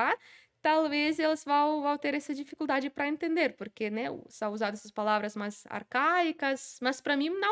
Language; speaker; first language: Portuguese; non-native, fluent; Ukrainian